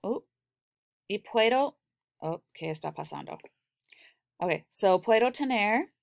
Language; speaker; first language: Spanish; non-native, learner; English